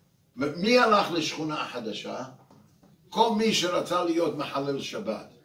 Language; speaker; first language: Hebrew; non-native, fluent; English